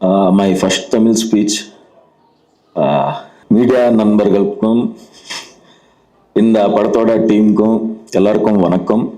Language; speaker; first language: Tamil; non-native, learner; Telugu